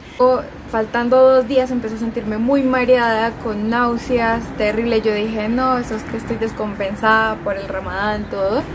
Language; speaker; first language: Spanish; native; Spanish